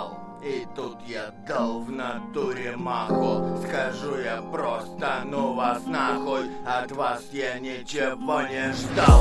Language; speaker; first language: Russian; native; Russian